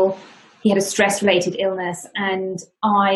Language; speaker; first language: English; native; English